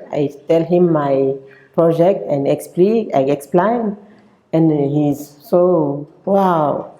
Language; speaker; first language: English; non-native, local second language; French